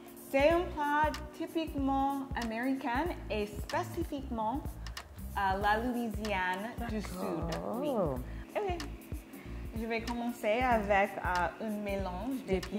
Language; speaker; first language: French; non-native, learner; English